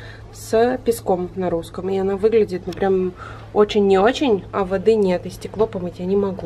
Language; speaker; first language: Russian; native; Russian